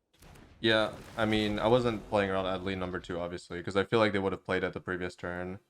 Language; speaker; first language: English; native; English